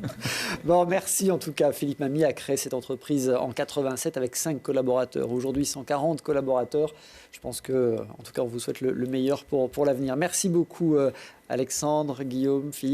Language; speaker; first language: French; native; French